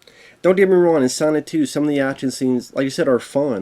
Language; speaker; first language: English; native; English